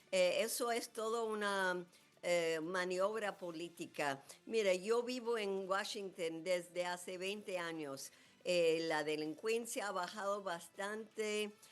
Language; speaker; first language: Spanish; non-native, fluent; English